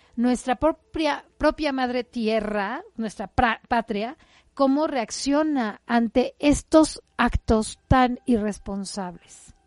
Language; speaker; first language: Spanish; native; Spanish